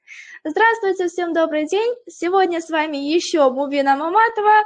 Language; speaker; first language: Russian; non-native, local second language; Uzbek